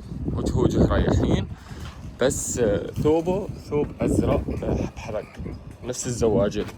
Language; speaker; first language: Arabic; native; Arabic